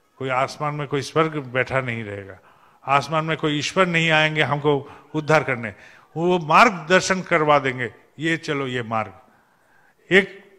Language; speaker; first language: Hindi; non-native, local second language; Bangla